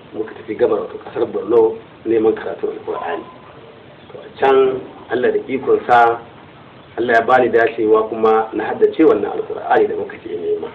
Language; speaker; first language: Hausa; non-native, local second language; Fula